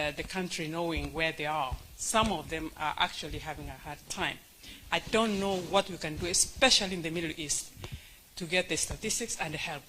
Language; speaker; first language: English; non-native, local second language; Gusii